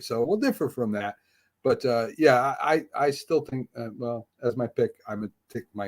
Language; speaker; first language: English; native; English